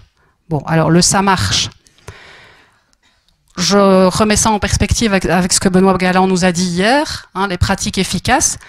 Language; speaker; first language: French; native; French